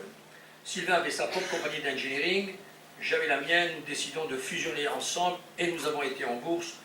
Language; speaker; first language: French; native; French